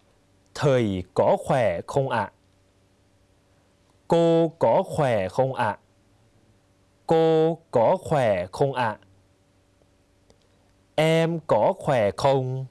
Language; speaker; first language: Vietnamese; non-native, fluent; Thai